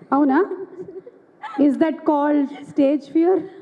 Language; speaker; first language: Telugu; native; Telugu